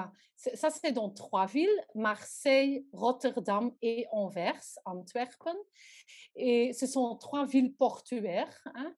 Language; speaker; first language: French; non-native, local second language; Dutch